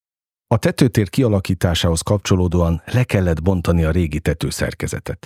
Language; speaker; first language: Hungarian; native; Hungarian